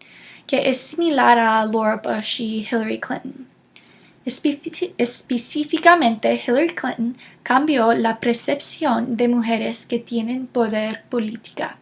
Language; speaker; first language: Spanish; non-native, learner; English